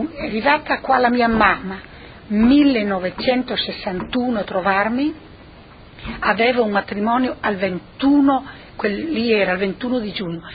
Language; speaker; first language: Italian; non-native, local second language; Friulian